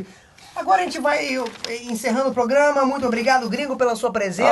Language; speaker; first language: Portuguese; native; Portuguese